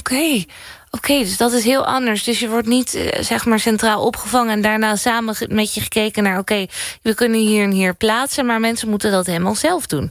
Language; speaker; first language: Dutch; native; Dutch